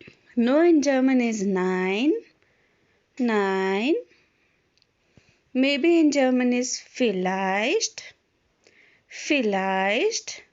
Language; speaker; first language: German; non-native, fluent; Hindi